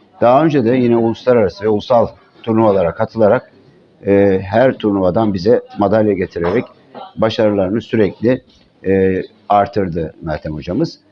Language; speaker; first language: Turkish; native; Turkish